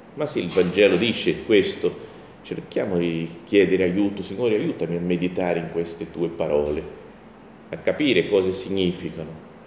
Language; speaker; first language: Italian; non-native, fluent; Portuguese